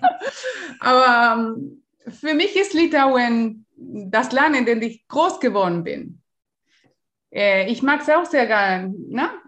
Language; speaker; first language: German; non-native, fluent; Spanish